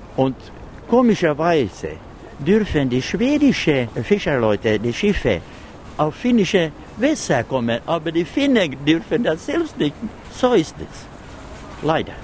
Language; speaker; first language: German; non-native, fluent; Swedish